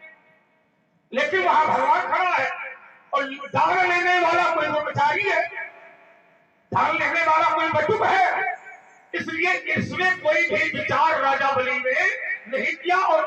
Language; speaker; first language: Hindi; native; Hindi